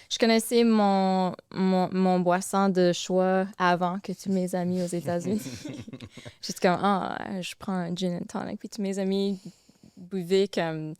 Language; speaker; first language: French; non-native, fluent; English